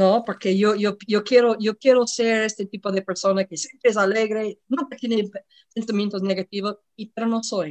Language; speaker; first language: Spanish; non-native, learner; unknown